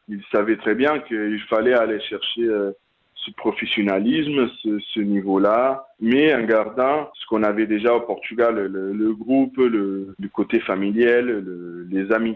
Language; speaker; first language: French; non-native, fluent; Portuguese